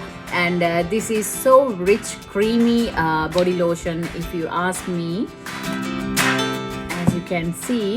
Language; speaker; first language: English; non-native, local second language; Tamil